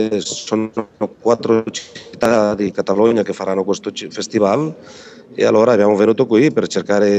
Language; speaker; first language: Italian; non-native, fluent; Catalan